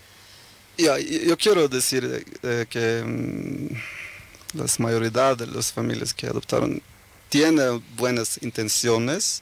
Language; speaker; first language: Spanish; early bilingual, heritage; Norwegian